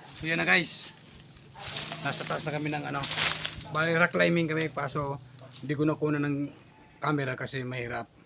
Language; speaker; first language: Filipino; non-native, local second language; Bikol